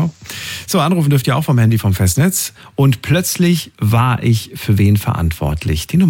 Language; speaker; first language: German; native; German